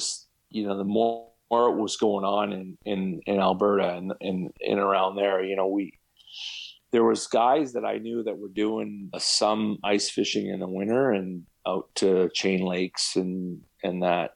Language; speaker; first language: English; native; English